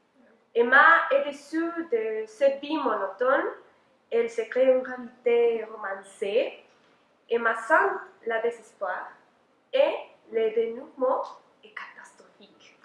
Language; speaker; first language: French; non-native, learner; Spanish